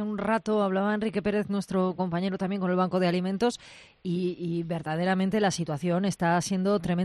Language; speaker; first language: Spanish; native; Spanish